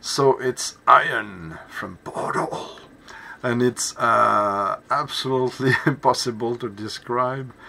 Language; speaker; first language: English; non-native, fluent; French